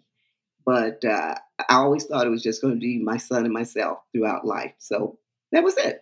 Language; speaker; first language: English; native; English